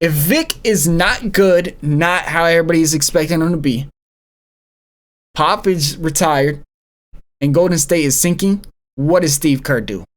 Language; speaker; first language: English; native; English